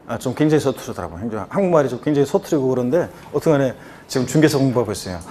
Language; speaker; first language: Korean; native; Korean